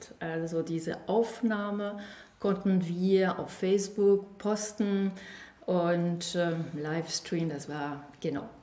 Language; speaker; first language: German; non-native, fluent; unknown